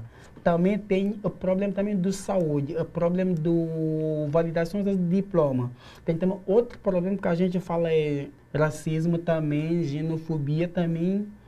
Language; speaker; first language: Portuguese; non-native, learner; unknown